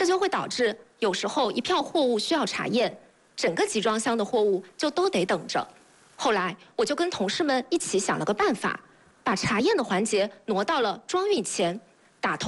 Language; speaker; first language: Chinese; native; Chinese